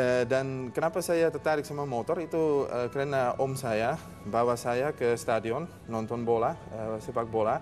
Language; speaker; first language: Indonesian; non-native, fluent; Dutch